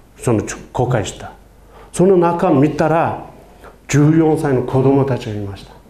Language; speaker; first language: Japanese; non-native, fluent; Uyghur